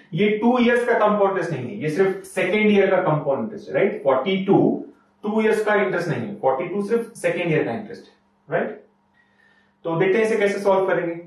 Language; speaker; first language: Hindi; native; Hindi